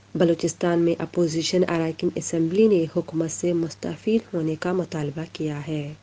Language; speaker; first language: Urdu; non-native, local second language; Baluchi